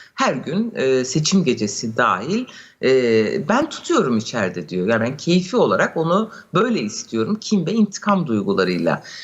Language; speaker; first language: Turkish; non-native, local second language; Kurdish